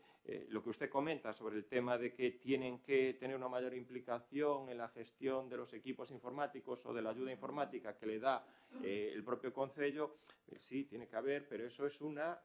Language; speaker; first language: Spanish; native; Spanish